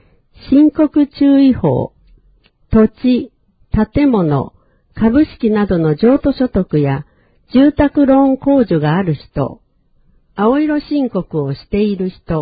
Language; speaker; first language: Japanese; native; Japanese